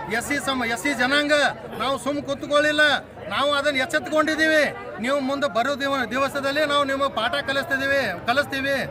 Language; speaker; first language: Kannada; non-native, local second language; Lambadi